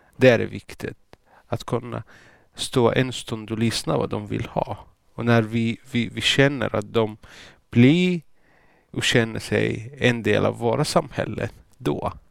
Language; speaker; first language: Swedish; non-native, fluent; Arabic